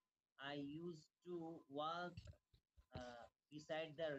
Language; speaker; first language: English; non-native, learner; Bangla